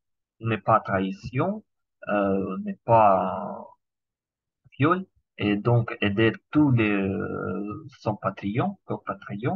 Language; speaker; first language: French; non-native, learner; Ukrainian